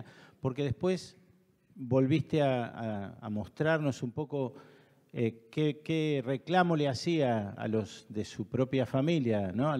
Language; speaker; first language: Spanish; native; Spanish